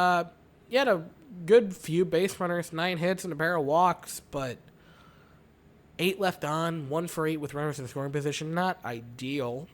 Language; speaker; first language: English; native; English